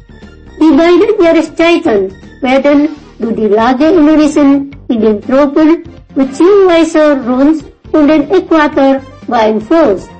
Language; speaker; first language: German; non-native, fluent; Indonesian